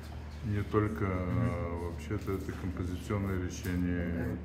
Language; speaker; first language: Russian; non-native, learner; Bulgarian